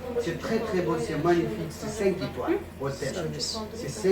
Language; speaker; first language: French; non-native, learner; Pashto